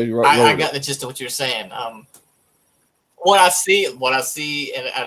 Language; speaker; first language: English; native; English